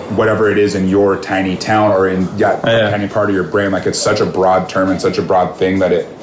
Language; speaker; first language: English; native; English